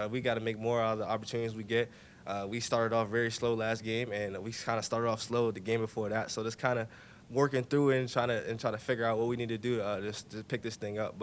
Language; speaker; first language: English; native; English